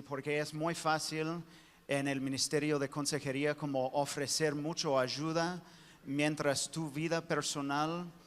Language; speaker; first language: Spanish; non-native, fluent; English